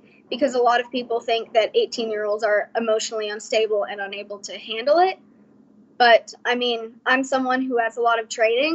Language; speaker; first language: English; native; English